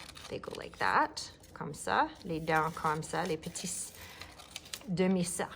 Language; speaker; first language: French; non-native, learner; English